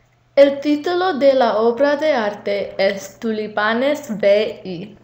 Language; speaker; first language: Spanish; non-native, learner; English